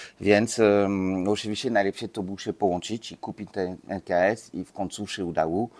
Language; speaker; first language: Polish; non-native, learner; French